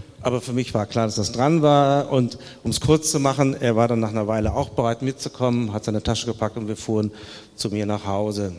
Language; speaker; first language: German; native; German